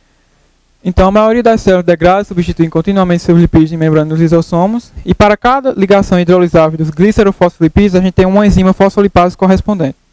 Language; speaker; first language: Portuguese; native; Portuguese